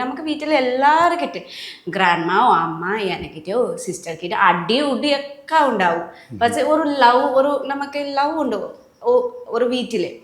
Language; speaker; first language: Malayalam; non-native, learner; Nepali